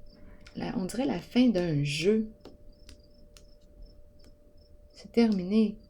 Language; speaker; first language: French; native; French